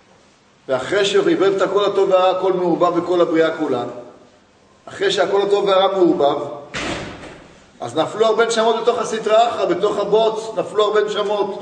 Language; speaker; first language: Hebrew; native; Hebrew